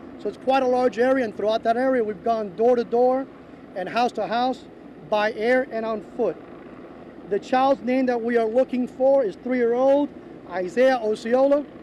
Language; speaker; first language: English; early bilingual, other home language; Spanish